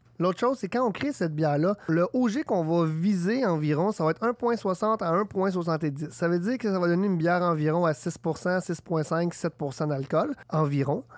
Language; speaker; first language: French; native; French